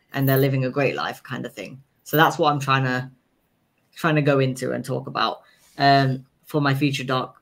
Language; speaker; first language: English; native; English